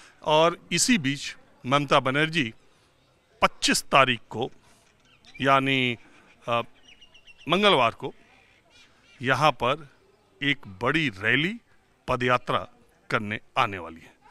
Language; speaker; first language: Hindi; native; Hindi